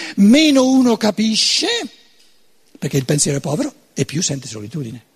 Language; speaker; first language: Italian; non-native, fluent; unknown